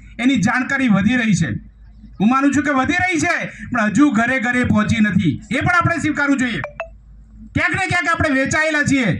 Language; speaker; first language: Gujarati; native; Gujarati